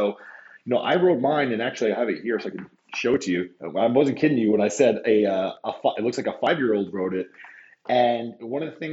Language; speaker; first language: English; native; English